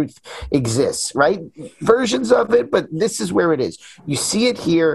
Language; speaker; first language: English; native; English